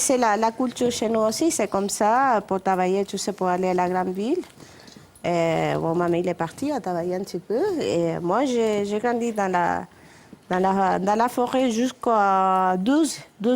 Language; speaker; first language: French; non-native, learner; Spanish